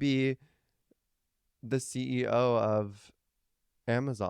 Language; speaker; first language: English; native; English